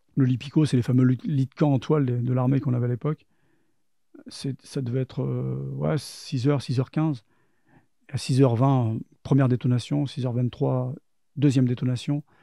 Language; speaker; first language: French; native; French